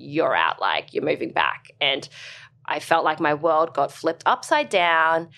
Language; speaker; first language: English; native; English